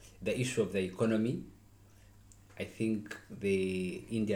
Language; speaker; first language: English; non-native, local second language; Nyankole